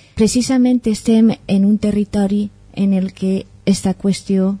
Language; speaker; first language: Spanish; non-native, local second language; Catalan